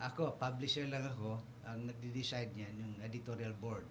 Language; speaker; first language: Filipino; non-native, local second language; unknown